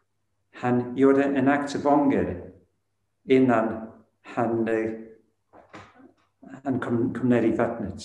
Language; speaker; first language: Swedish; non-native, fluent; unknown